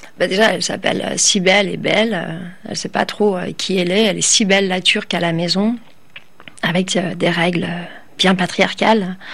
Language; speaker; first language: French; early bilingual, other home language; Turkish